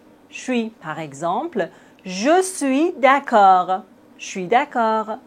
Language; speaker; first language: French; native; French